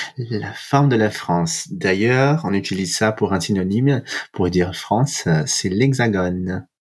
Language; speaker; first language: French; non-native, fluent; Portuguese